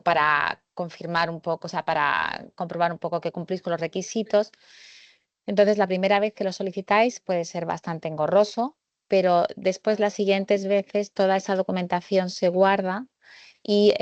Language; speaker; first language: Spanish; native; Spanish